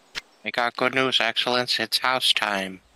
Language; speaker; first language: English; native; English